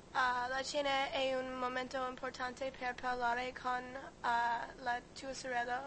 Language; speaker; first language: Italian; non-native, learner; English